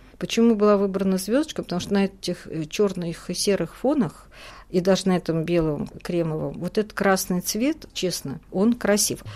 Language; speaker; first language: Russian; native; Russian